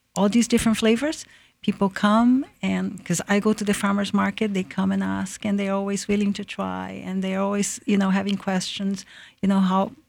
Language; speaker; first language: English; early bilingual, other home language; Portuguese